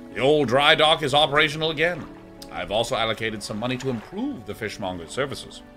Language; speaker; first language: English; native; English